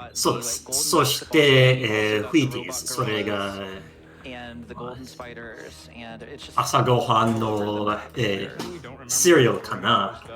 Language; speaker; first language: Japanese; non-native, learner; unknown